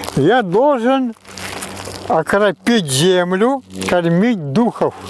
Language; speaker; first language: Russian; non-native, local second language; Yakut